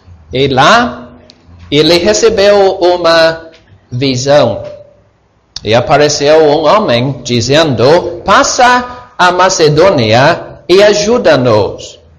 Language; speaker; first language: Portuguese; non-native, fluent; English